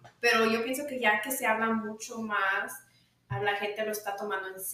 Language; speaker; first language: Spanish; early bilingual, other home language; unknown